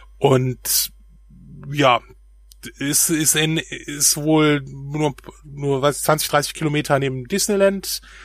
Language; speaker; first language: German; native; German